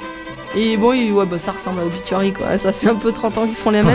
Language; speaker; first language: French; native; French